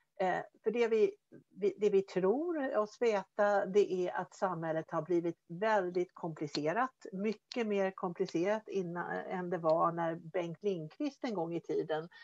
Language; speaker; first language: Swedish; native; Swedish